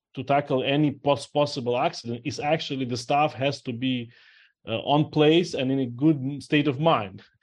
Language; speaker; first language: English; non-native, fluent; Ukrainian